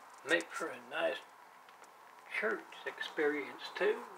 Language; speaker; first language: English; native; English